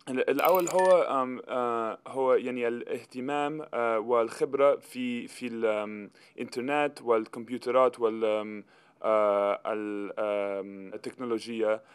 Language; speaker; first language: Arabic; non-native, fluent; English